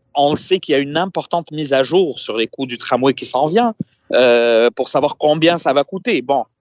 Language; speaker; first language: French; non-native, local second language; Arabic